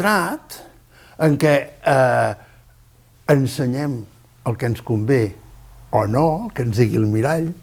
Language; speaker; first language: Catalan; native; Catalan